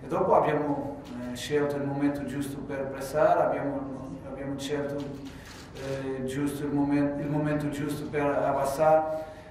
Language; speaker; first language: Italian; non-native, fluent; Portuguese